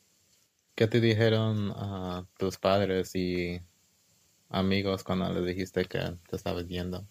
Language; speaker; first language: Spanish; early bilingual, heritage; English